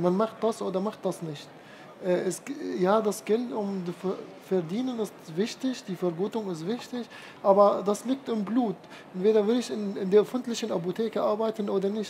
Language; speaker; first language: German; non-native, fluent; Arabic